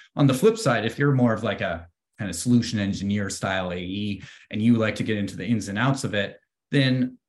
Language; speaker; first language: English; native; English